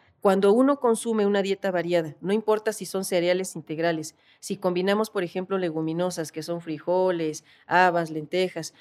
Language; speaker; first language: Spanish; native; Spanish